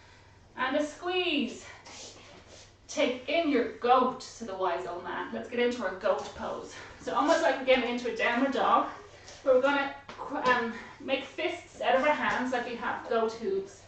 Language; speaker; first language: English; native; English